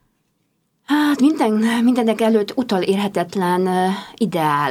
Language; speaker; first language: Hungarian; non-native, fluent; Polish